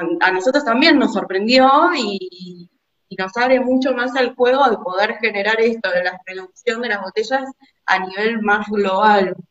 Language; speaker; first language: Spanish; native; Spanish